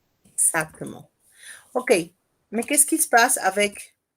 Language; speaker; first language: French; non-native, fluent; Spanish